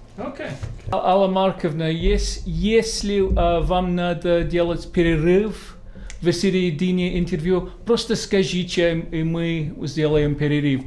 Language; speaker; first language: Russian; non-native, fluent; English